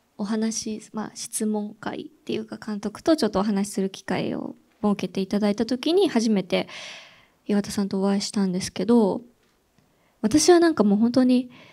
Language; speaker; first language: Japanese; native; Japanese